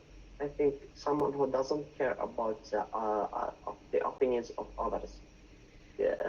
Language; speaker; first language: English; non-native, learner; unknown